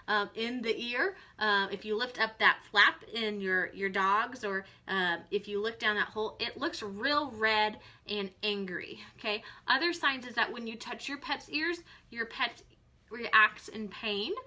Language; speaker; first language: English; native; English